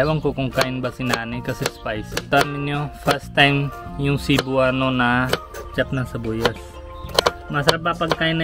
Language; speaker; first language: Filipino; non-native, learner; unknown